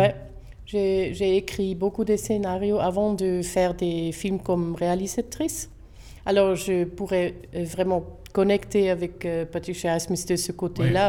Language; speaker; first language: French; non-native, local second language; German